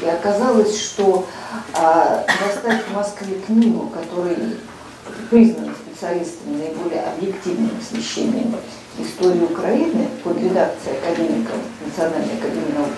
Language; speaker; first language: Russian; native; Russian